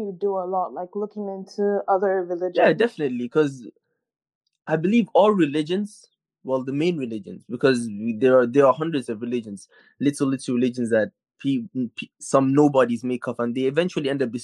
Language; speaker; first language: English; non-native, local second language; Hausa